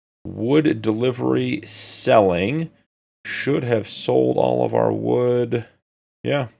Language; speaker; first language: English; native; English